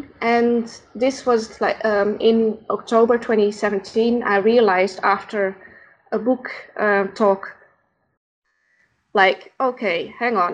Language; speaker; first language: English; non-native, fluent; Dutch